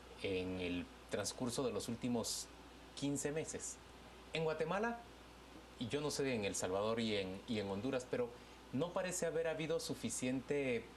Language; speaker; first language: Spanish; native; Spanish